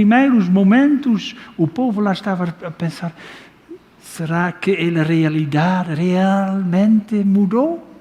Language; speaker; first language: Portuguese; non-native, fluent; Dutch